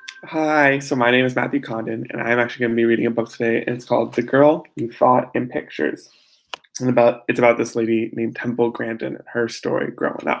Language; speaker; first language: English; native; English